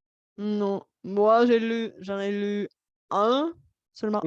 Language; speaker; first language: French; non-native, fluent; Bulgarian